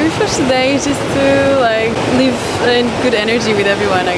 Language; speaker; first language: English; non-native, fluent; German